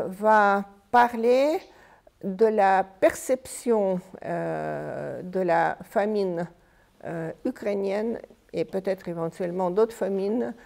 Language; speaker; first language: French; non-native, fluent; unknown